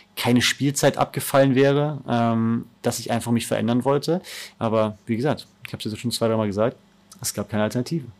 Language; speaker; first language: German; native; German